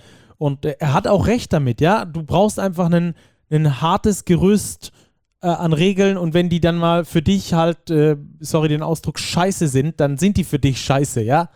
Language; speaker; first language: German; native; German